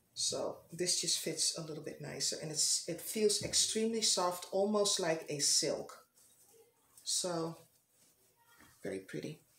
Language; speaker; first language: English; non-native, fluent; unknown